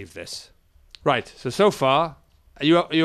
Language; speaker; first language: English; native; English